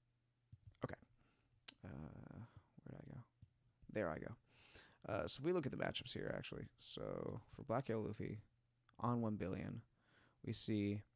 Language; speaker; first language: English; native; English